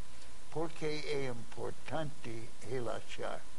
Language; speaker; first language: Portuguese; non-native, fluent; English